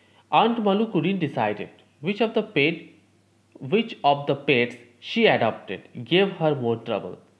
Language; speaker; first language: English; non-native, local second language; Bangla